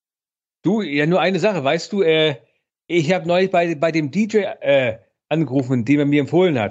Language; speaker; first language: German; native; German